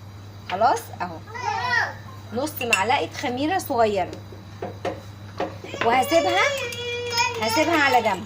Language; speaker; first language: Arabic; native; Arabic